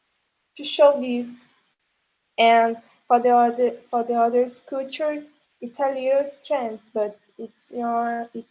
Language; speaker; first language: English; non-native, learner; Portuguese